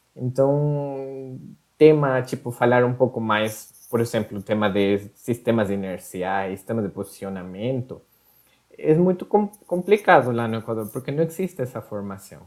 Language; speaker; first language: Portuguese; non-native, fluent; Spanish